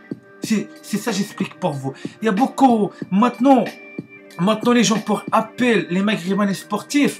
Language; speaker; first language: French; non-native, learner; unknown